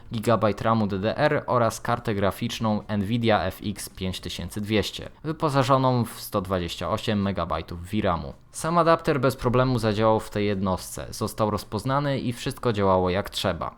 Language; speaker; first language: Polish; native; Polish